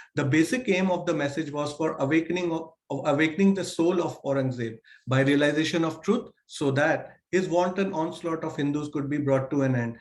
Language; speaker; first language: English; non-native, local second language; Hindi